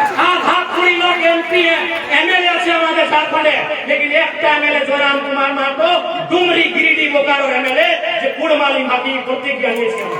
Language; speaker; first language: Bangla; non-native, local second language; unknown